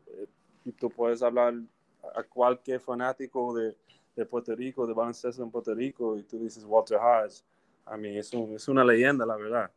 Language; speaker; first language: Spanish; early bilingual, heritage; English